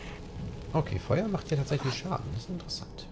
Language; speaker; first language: German; native; German